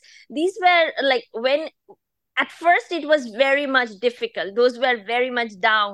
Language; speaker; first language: English; non-native, local second language; Bangla